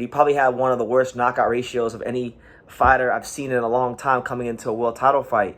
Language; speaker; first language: English; native; English